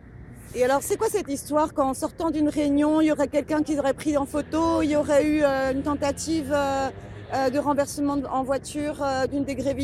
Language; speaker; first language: French; native; French